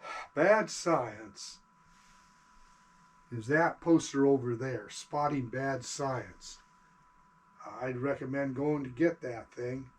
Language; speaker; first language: English; native; English